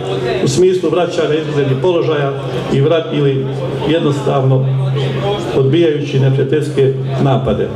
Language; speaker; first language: Croatian; native; Croatian